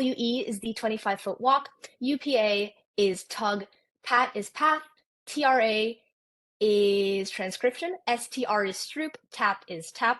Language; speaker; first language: English; native; English